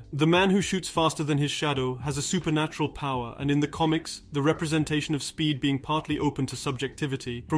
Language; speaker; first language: English; non-native, fluent; French